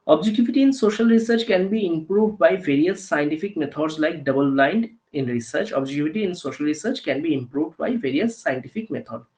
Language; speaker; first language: English; non-native, local second language; Bangla